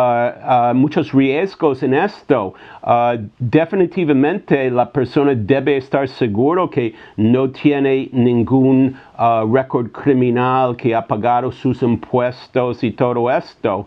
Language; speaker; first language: Spanish; non-native, fluent; English